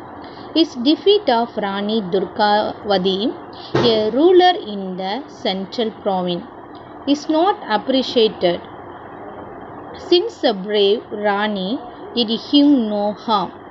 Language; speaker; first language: English; non-native, local second language; Tamil